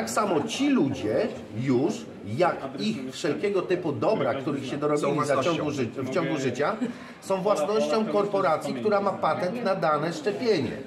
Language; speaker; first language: Polish; native; Polish